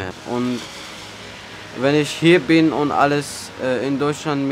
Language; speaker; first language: German; early bilingual, other home language; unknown